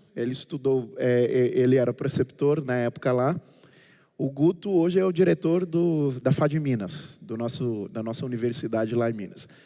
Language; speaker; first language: Portuguese; non-native, local second language; Kabuverdianu